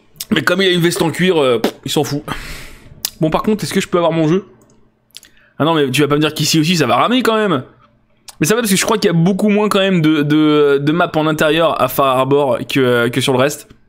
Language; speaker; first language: French; native; French